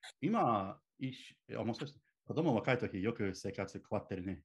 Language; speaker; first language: Japanese; non-native, learner; English